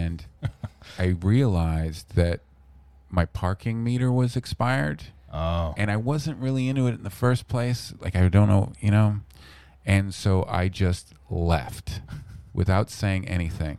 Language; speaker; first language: English; native; English